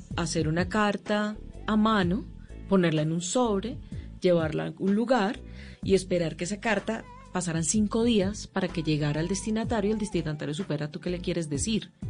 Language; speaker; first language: Spanish; native; Spanish